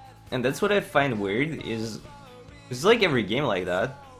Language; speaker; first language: English; non-native, fluent; Russian